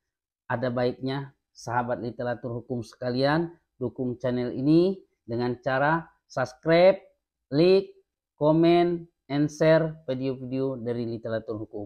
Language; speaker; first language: Indonesian; native; Indonesian